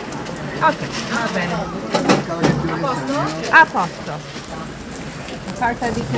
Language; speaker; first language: Italian; non-native, learner; English